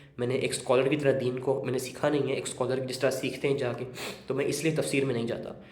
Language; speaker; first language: Urdu; native; Urdu